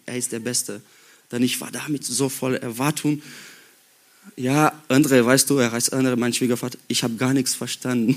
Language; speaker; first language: German; non-native, learner; Portuguese